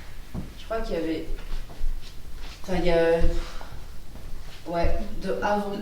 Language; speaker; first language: French; native; French